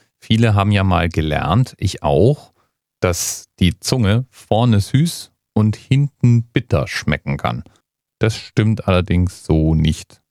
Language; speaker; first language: German; native; German